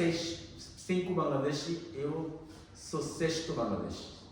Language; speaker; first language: Portuguese; non-native, learner; Bangla